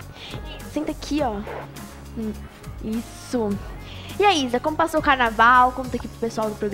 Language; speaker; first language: Portuguese; native; Portuguese